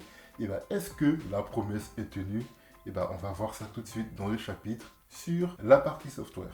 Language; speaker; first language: French; native; French